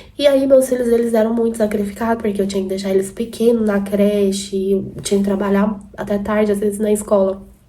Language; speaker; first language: Portuguese; native; Portuguese